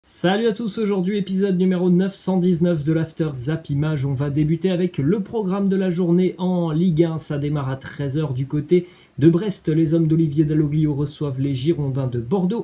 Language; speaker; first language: French; native; French